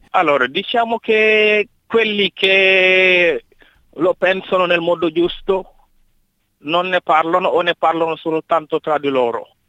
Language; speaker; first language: Italian; non-native, fluent; Wolof